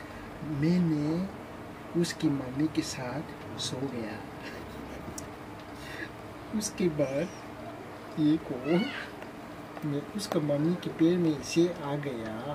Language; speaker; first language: Hindi; non-native, local second language; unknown